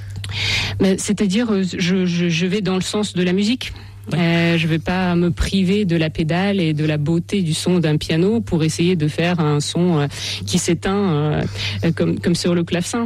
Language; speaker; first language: French; non-native, fluent; Russian